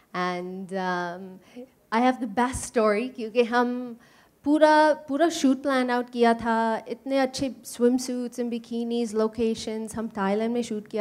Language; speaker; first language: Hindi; non-native, learner; English